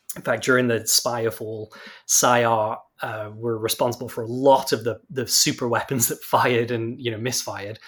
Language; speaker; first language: English; native; English